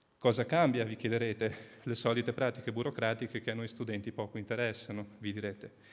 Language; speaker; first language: Italian; native; Italian